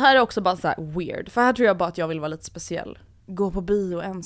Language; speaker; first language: Swedish; native; Swedish